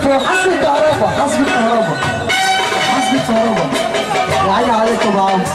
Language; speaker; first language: Arabic; native; Arabic